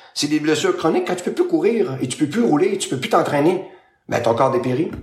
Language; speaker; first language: French; native; French